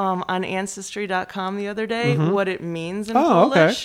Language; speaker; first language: English; early bilingual, other home language; Polish